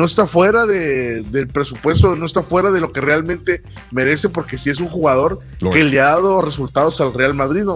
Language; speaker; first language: Spanish; native; Spanish